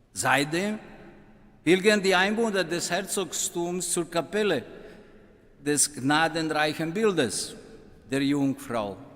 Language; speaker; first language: German; non-native, fluent; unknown